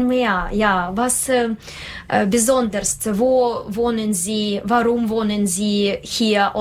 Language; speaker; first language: German; non-native, learner; Russian